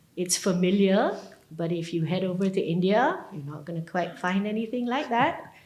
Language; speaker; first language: English; non-native, local second language; Malay